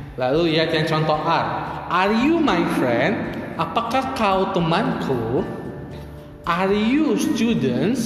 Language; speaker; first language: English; non-native, fluent; Indonesian